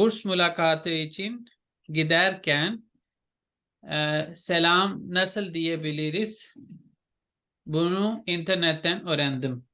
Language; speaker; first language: Turkish; non-native, fluent; Urdu